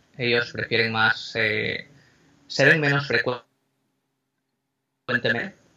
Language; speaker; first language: Spanish; native; Spanish